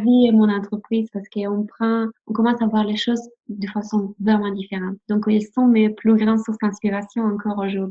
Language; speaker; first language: French; non-native, fluent; Italian